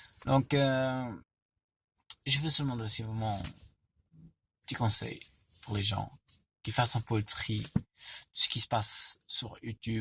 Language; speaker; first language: French; non-native, fluent; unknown